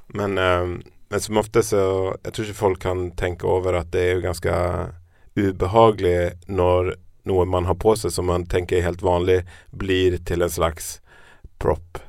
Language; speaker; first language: Norwegian; native; Norwegian